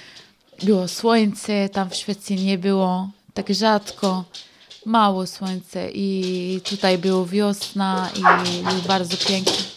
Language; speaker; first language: Polish; non-native, learner; Arabic